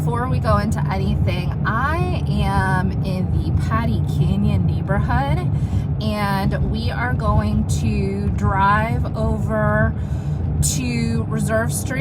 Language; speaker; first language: English; native; English